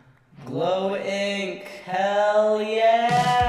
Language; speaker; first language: English; native; English